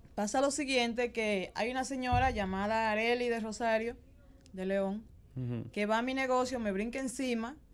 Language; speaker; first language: Spanish; native; Spanish